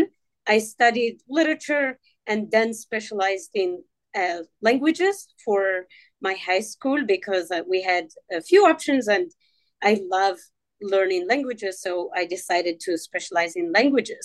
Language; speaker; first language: English; non-native, fluent; Arabic